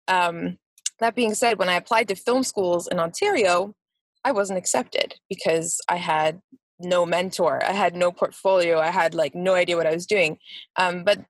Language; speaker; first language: English; native; English